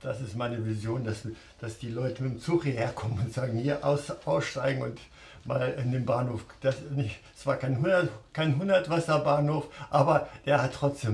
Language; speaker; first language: German; native; German